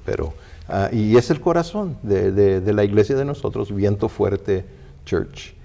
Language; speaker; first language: Spanish; early bilingual, heritage; English